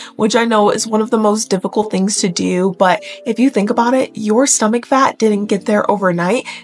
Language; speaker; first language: English; native; English